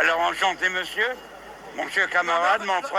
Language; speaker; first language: French; non-native, fluent; English